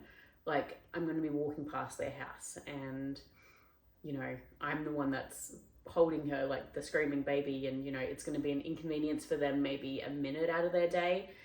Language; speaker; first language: English; native; English